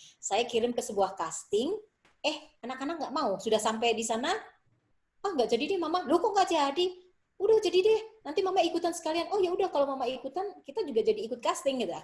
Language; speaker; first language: Indonesian; native; Indonesian